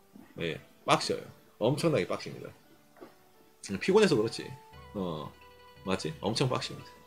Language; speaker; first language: Korean; native; Korean